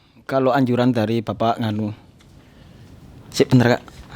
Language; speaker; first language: Indonesian; non-native, local second language; Javanese